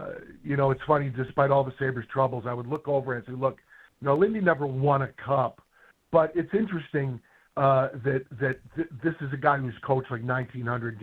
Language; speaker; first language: English; native; English